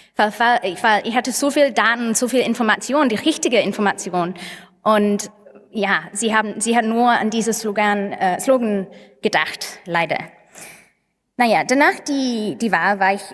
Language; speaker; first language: German; non-native, learner; English